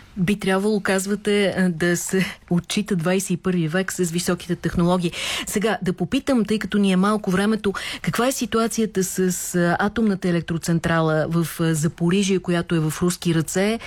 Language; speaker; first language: Bulgarian; native; Bulgarian